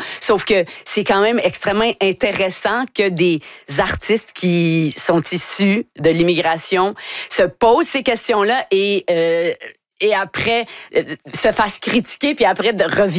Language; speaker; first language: French; native; French